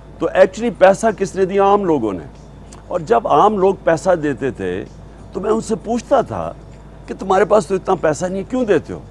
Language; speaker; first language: Urdu; native; Urdu